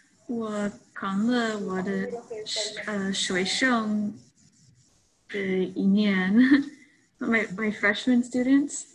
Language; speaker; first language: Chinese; non-native, learner; English